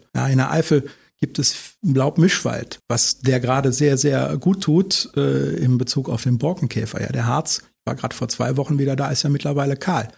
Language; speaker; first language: German; native; German